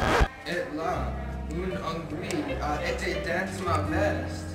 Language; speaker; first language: French; non-native, learner; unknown